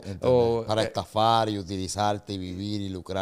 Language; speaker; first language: Spanish; native; Spanish